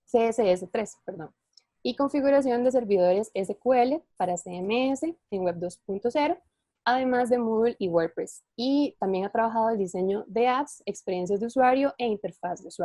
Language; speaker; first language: Spanish; native; Spanish